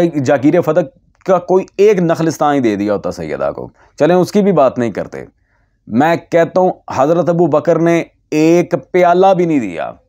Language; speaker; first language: Urdu; native; Urdu